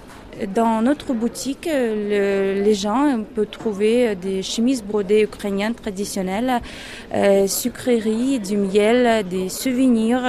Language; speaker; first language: French; non-native, fluent; Ukrainian